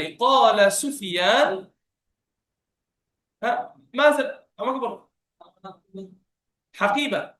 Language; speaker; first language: Arabic; non-native, fluent; Bangla